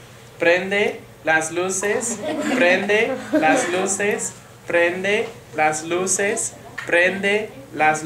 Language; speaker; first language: Spanish; non-native, fluent; English